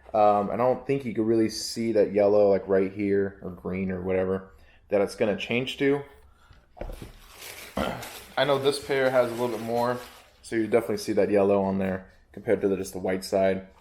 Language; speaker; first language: English; native; English